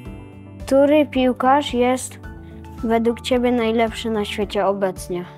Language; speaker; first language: Polish; native; Polish